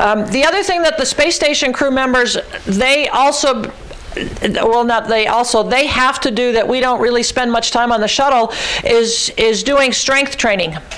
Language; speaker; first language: English; early bilingual, other home language; Ukrainian